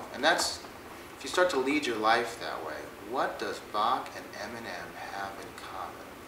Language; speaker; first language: English; native; English